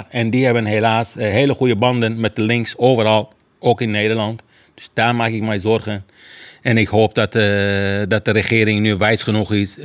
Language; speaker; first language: Dutch; non-native, fluent; Persian